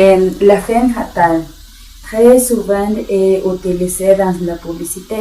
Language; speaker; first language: French; non-native, learner; Spanish